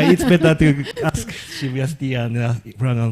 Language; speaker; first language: English; non-native, learner; Japanese